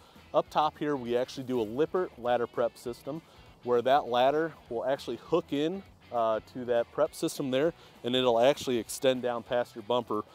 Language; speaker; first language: English; native; English